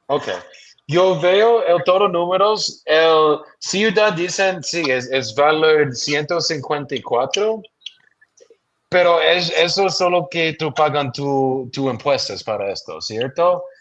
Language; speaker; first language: Spanish; non-native, learner; English